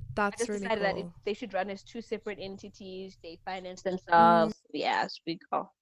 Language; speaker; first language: English; non-native, local second language; Shona